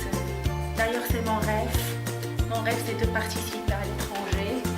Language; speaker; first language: French; non-native, local second language; Arabic